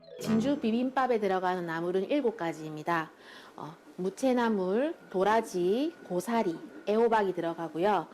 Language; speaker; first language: Korean; native; Korean